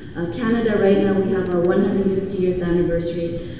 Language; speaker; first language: English; native; English